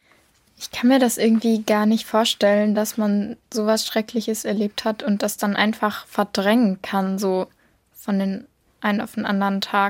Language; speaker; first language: German; native; German